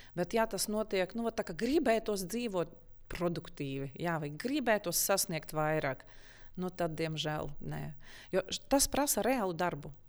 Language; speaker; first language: Latvian; non-native, local second language; Russian